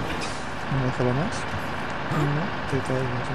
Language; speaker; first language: Spanish; native; Spanish